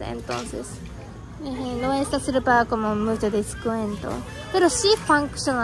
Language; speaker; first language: Spanish; non-native, learner; Japanese